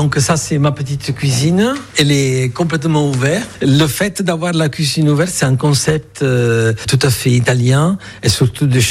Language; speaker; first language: French; non-native, fluent; Italian